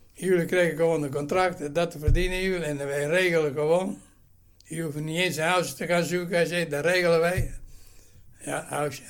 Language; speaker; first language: Dutch; non-native, learner; Italian